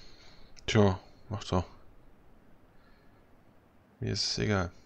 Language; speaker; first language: German; native; German